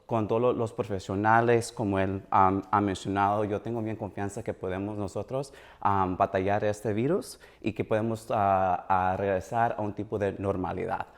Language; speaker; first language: Spanish; early bilingual, heritage; Spanish